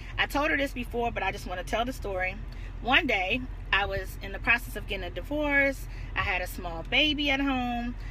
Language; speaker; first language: English; native; English